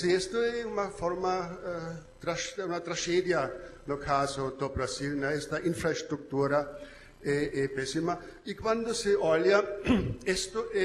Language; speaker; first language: Portuguese; non-native, fluent; German